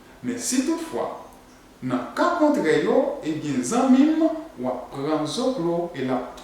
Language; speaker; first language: French; non-native, learner; Haitian Creole